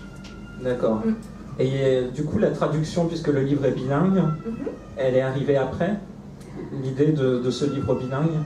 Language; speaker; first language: French; native; French